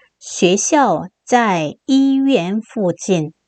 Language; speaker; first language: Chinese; non-native, fluent; Korean